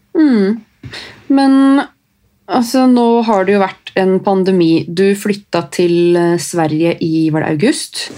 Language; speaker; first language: Norwegian; native; Norwegian